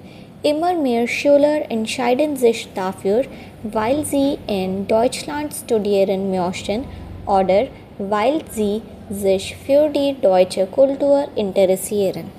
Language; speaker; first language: German; non-native, learner; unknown